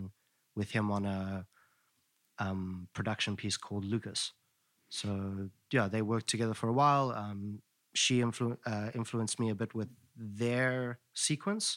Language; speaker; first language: English; native; English